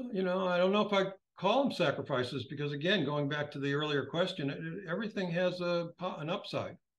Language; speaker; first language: English; native; English